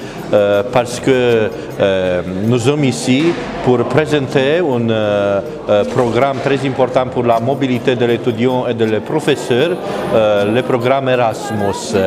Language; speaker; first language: French; non-native, learner; Romanian